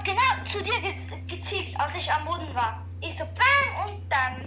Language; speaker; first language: German; non-native, fluent; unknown